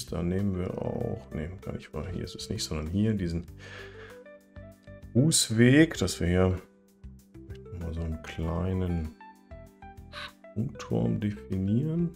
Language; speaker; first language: German; native; German